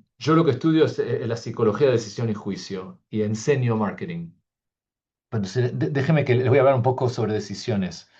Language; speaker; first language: Spanish; early bilingual, heritage; Spanish